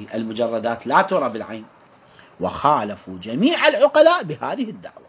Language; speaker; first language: Arabic; native; Arabic